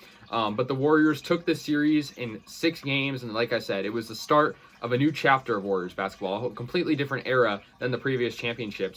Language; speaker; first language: English; native; English